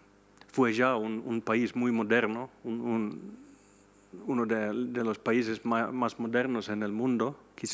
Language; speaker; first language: Spanish; non-native, fluent; Swedish